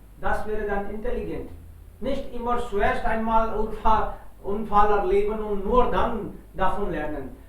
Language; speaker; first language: German; non-native, fluent; Hindi